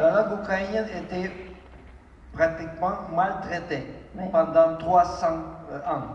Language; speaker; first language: French; non-native, fluent; Russian